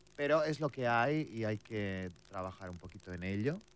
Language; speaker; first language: Spanish; native; Spanish